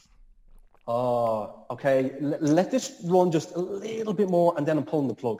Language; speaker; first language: English; native; English